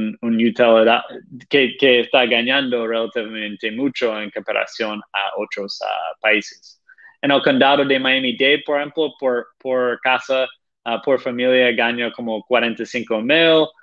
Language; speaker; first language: Spanish; non-native, fluent; Portuguese